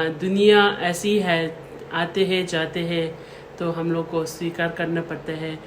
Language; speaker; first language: Hindi; non-native, local second language; Tibetan